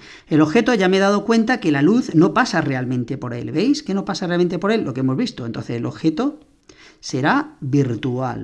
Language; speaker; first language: Spanish; native; Spanish